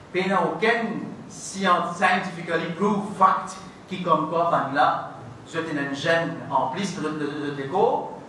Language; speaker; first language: French; non-native, local second language; Morisyen